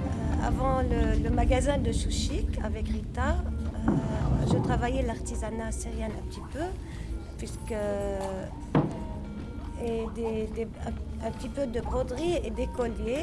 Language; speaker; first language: French; non-native, fluent; Arabic